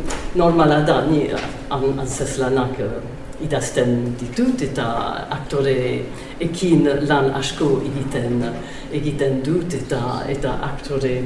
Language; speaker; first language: Basque; non-native, learner; English